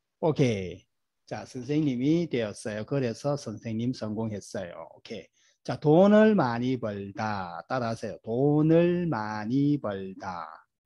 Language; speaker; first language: Korean; native; Korean